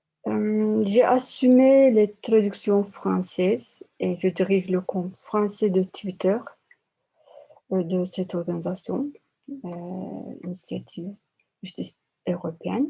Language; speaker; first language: French; non-native, learner; Turkish